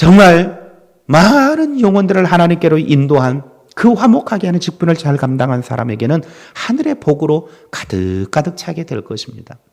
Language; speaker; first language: Korean; native; Korean